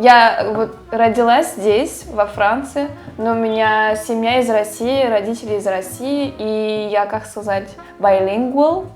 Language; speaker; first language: Russian; early bilingual, heritage; Russian